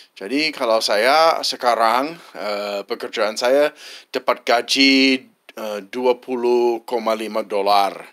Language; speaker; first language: Indonesian; non-native, fluent; English